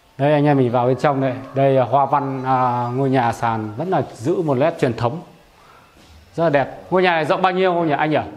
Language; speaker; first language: Vietnamese; native; Vietnamese